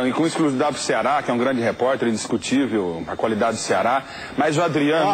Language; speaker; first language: Portuguese; native; Portuguese